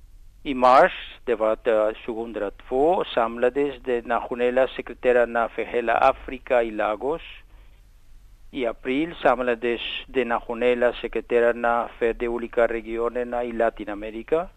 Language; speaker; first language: Swedish; non-native, fluent; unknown